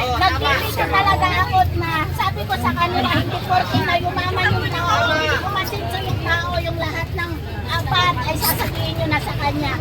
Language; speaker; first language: Filipino; native; Filipino